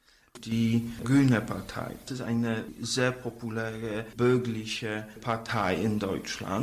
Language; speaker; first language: German; non-native, fluent; Polish